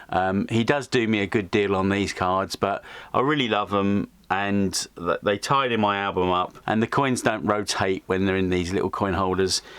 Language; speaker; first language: English; native; English